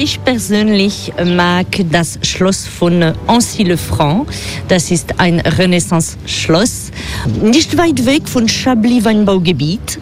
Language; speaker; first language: German; non-native, fluent; French